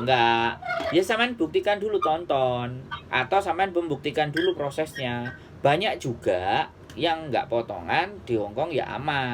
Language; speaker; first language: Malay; non-native, local second language; Javanese